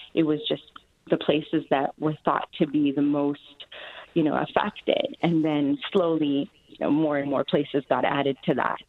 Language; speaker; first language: English; native; English